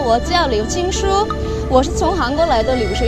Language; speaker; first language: Chinese; non-native, learner; Korean